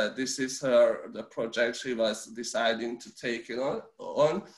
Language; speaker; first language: English; early bilingual, other home language; Hungarian